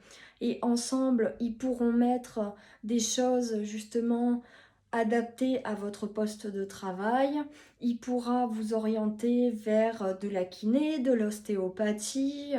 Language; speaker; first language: French; native; French